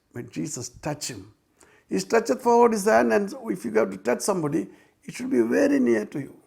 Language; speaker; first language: English; non-native, local second language; Malayalam